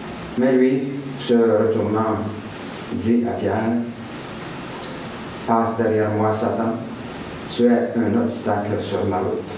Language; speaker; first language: French; native; French